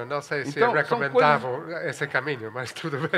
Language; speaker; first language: Portuguese; non-native, fluent; Spanish